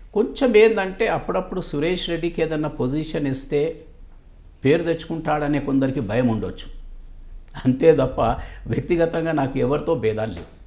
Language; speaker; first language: Telugu; native; Telugu